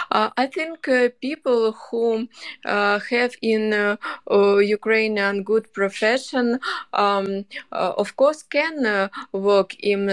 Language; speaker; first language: English; non-native, learner; Ukrainian